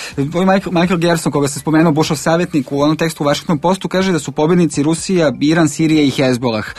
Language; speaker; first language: Serbian; native; Serbian